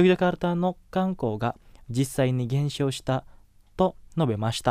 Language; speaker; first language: Japanese; non-native, fluent; Indonesian